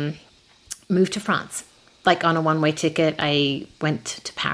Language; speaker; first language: English; native; English